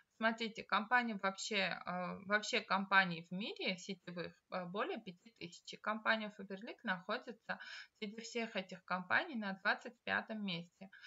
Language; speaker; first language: Russian; non-native, local second language; Armenian